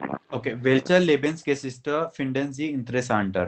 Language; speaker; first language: German; non-native, fluent; Hindi